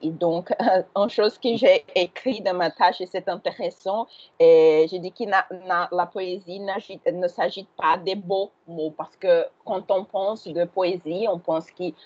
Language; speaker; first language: French; non-native, fluent; Portuguese